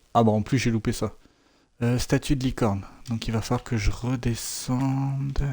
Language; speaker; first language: French; native; French